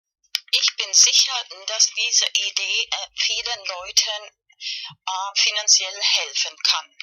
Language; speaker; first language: German; non-native, fluent; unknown